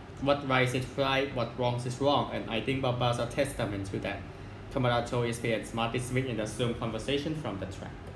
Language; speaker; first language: English; non-native, fluent; Thai